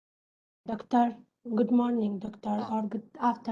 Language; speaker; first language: English; non-native, learner; Arabic